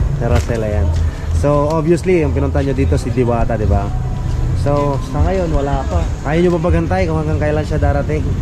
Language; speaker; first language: Filipino; non-native, local second language; Waray